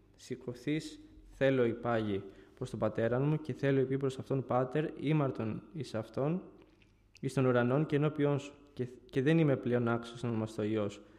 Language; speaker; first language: Greek; early bilingual, other home language; Bulgarian